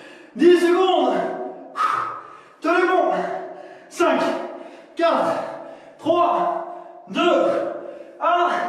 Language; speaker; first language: French; native; French